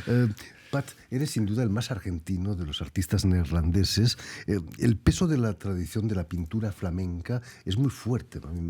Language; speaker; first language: Spanish; native; Spanish